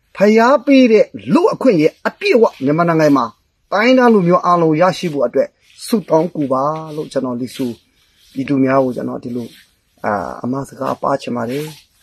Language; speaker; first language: Burmese; non-native, local second language; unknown